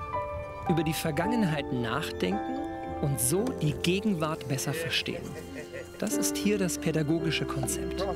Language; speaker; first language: German; native; German